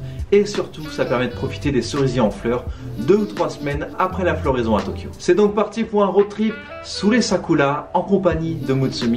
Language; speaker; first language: French; native; French